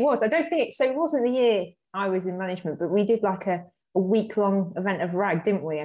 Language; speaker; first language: English; native; English